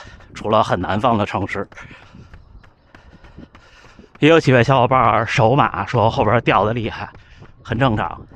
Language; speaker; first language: Chinese; native; Chinese